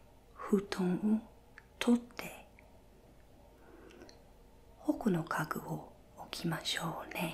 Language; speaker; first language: Japanese; non-native, fluent; English